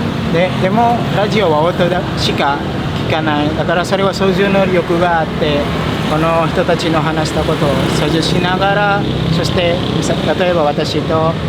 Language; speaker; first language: Japanese; non-native, fluent; Indonesian